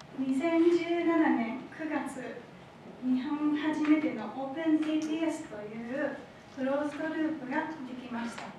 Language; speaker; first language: Japanese; non-native, fluent; English